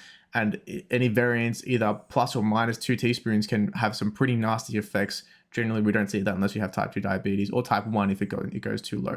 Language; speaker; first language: English; native; English